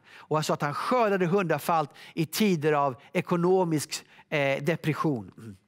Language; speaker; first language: Swedish; native; Swedish